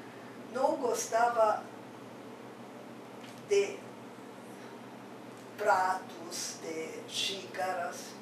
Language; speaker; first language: Portuguese; non-native, fluent; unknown